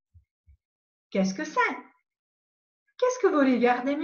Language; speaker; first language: French; non-native, fluent; Macedonian